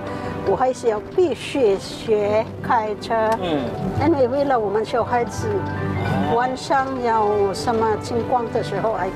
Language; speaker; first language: Chinese; non-native, fluent; Filipino